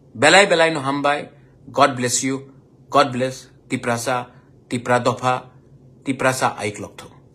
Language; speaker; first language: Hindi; non-native, local second language; Kok Borok